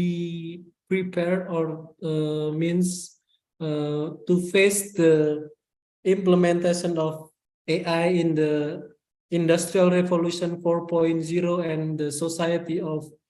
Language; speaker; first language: English; non-native, fluent; Indonesian